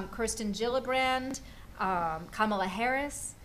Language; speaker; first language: Spanish; non-native, fluent; English